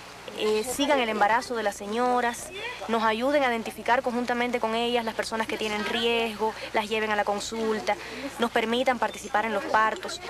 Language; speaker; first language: Spanish; non-native, fluent; English